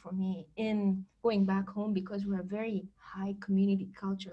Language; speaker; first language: English; non-native, local second language; Kikuyu